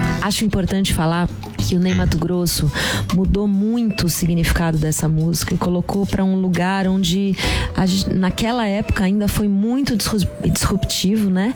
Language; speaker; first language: Portuguese; native; Portuguese